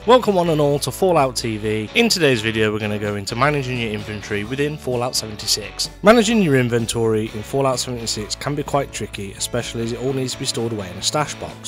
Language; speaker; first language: English; native; English